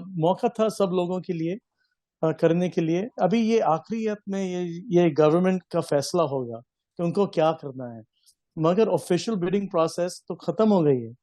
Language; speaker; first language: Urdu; early bilingual, heritage; English